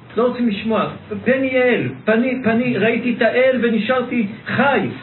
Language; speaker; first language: Hebrew; native; Hebrew